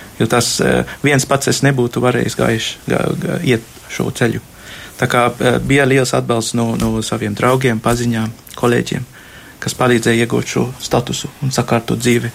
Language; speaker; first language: Latvian; non-native, fluent; Sinhala